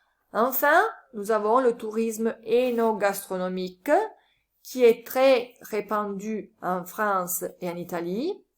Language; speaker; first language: French; non-native, learner; Italian